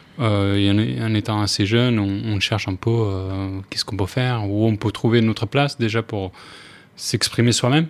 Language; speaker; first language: French; non-native, fluent; Spanish